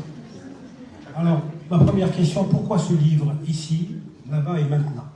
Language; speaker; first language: French; non-native, local second language; Arabic